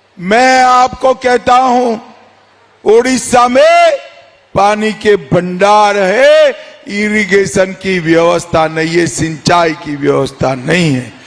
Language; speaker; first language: Hindi; non-native, local second language; Gujarati